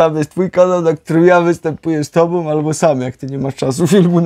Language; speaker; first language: Polish; native; Polish